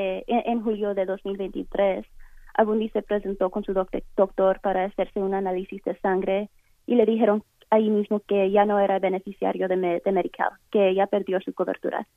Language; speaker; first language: Spanish; early bilingual, heritage; Spanish